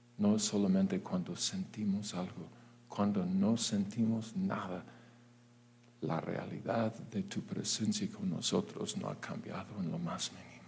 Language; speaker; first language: Spanish; non-native, fluent; English